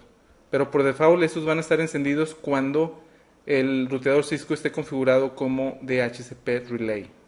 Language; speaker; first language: Spanish; native; Spanish